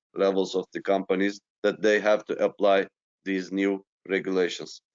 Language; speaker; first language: English; non-native, fluent; Turkish